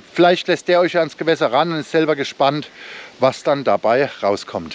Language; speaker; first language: German; native; German